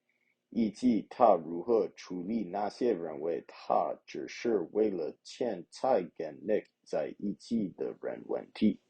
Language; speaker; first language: Chinese; non-native, learner; English